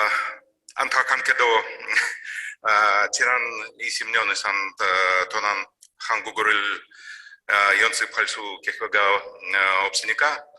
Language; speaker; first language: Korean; non-native, learner; Russian